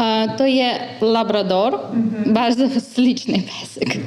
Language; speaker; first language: Polish; non-native, learner; Ukrainian